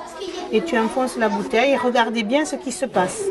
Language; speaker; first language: French; native; French